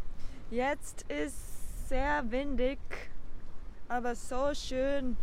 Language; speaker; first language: German; non-native, learner; Japanese